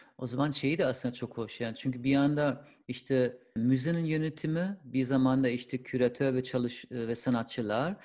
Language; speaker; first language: Turkish; non-native, fluent; German